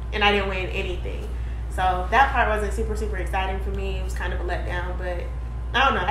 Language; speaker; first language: English; native; English